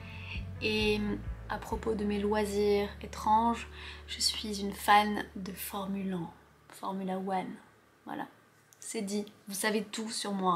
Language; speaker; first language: French; native; French